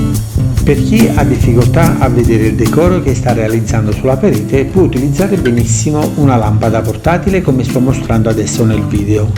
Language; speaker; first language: Italian; native; Italian